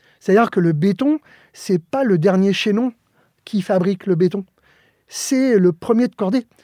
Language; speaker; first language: French; early bilingual, other home language; Spanish